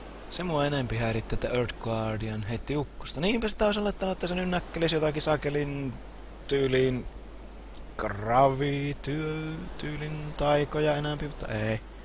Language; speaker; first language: Finnish; native; Finnish